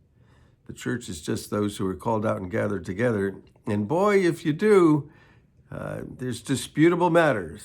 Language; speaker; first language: English; native; English